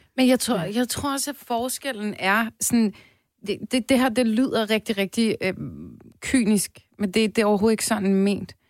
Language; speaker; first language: Danish; early bilingual, other home language; Turkish